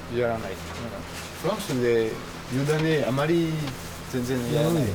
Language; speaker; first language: Japanese; non-native, learner; French